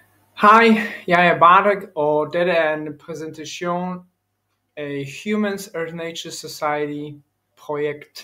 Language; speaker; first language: Danish; non-native, learner; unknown